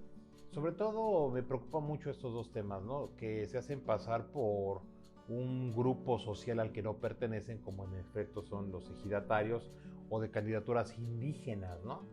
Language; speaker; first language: Spanish; native; Spanish